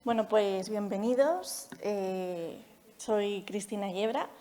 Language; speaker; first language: Spanish; native; Spanish